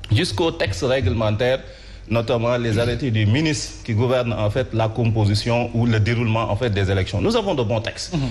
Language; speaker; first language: French; non-native, local second language; Wolof